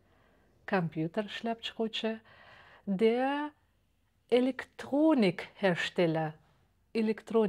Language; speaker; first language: German; non-native, fluent; Uzbek